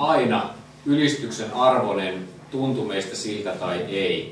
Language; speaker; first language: Finnish; native; Finnish